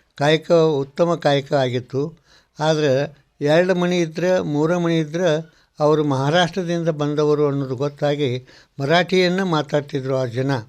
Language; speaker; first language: Kannada; native; Kannada